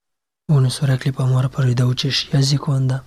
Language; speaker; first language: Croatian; non-native, learner; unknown